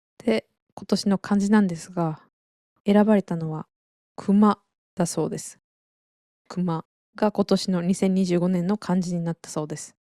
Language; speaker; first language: Japanese; native; Japanese